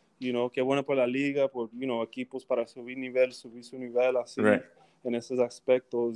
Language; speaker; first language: Spanish; early bilingual, heritage; English